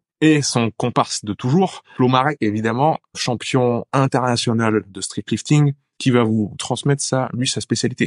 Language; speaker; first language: French; native; French